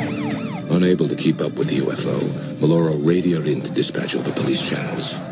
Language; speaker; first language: English; native; English